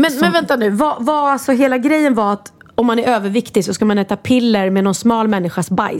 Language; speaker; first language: Swedish; native; Swedish